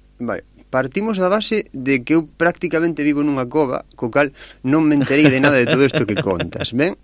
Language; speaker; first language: Galician; native; Galician